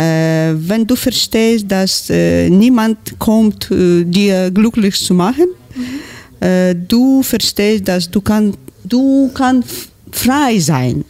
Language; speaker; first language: German; non-native, learner; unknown